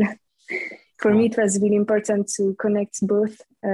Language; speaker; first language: English; non-native, fluent; French